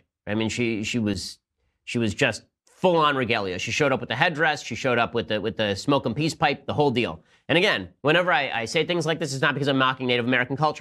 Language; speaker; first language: English; native; English